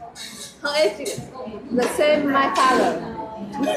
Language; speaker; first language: English; non-native, learner; Vietnamese